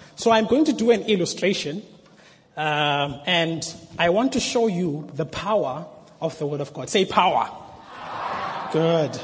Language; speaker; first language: English; non-native, local second language; Xhosa